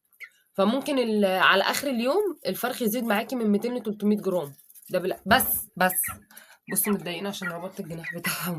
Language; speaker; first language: Arabic; native; Arabic